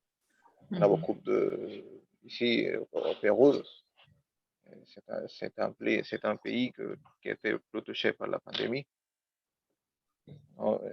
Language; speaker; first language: French; non-native, learner; Spanish